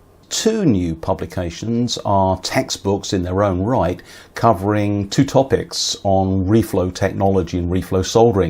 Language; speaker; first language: English; native; English